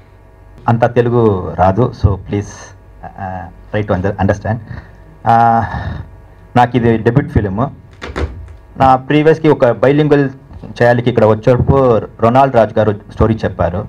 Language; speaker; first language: Telugu; non-native, learner; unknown